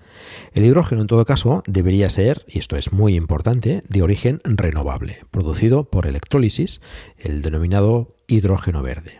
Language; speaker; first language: Spanish; native; Spanish